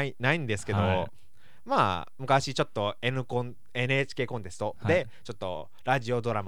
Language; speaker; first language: Japanese; native; Japanese